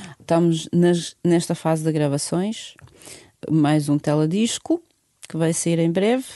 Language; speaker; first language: Portuguese; non-native, fluent; Bosnian